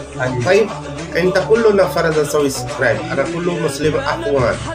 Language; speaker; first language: Arabic; non-native, learner; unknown